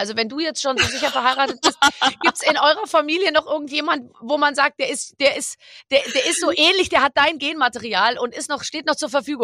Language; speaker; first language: German; native; German